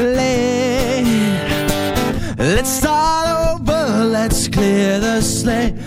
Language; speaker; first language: English; non-native, fluent; Finnish